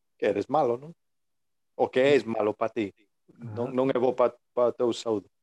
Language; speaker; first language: Galician; early bilingual, heritage; Galician